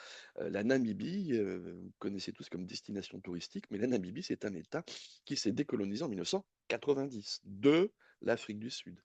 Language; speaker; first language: French; native; French